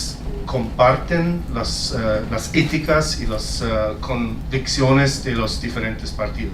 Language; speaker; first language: Spanish; non-native, fluent; German